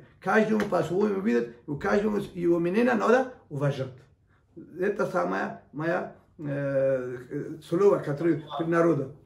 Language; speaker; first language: Russian; non-native, learner; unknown